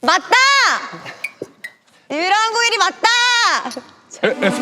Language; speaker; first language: Korean; native; Korean